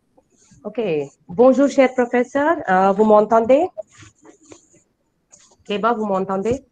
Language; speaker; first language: French; non-native, fluent; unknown